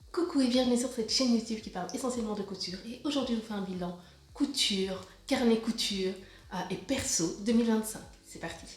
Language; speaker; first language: French; native; French